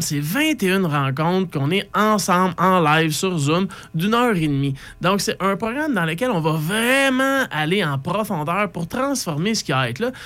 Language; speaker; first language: French; native; French